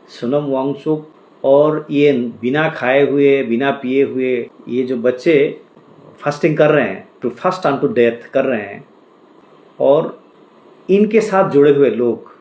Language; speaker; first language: Hindi; non-native, local second language; Assamese